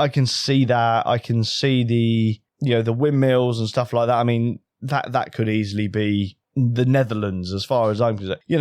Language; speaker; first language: English; native; English